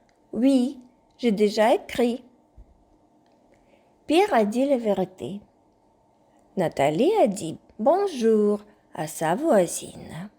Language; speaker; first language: French; non-native, fluent; Ukrainian